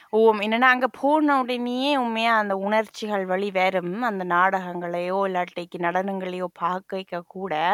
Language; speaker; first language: Tamil; early bilingual, heritage; Tamil